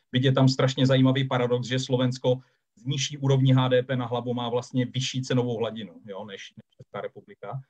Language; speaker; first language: Czech; native; Czech